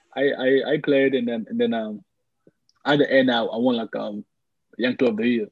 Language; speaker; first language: English; early bilingual, other home language; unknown